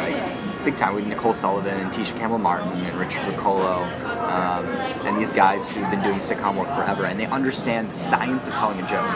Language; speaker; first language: English; early bilingual, other home language; Hebrew